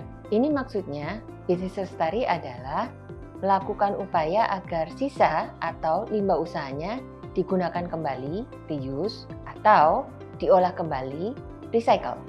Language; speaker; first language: Indonesian; native; Indonesian